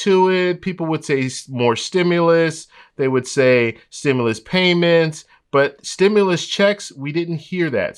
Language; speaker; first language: English; native; English